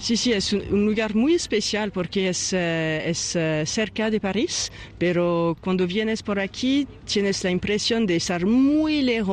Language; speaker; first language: Spanish; non-native, fluent; French